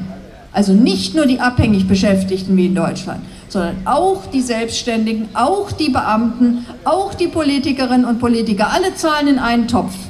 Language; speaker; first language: German; native; German